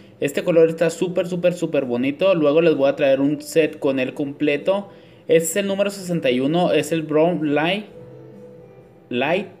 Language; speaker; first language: Spanish; native; Spanish